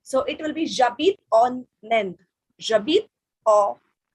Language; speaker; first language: French; non-native, fluent; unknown